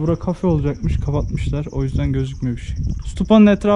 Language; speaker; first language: Turkish; native; Turkish